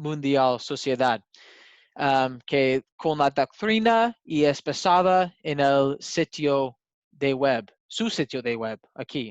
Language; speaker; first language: Spanish; non-native, learner; English